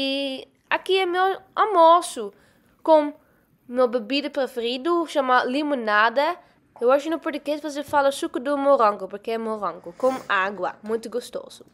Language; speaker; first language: Portuguese; non-native, learner; Dutch